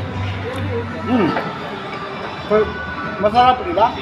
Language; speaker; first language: Japanese; non-native, learner; Filipino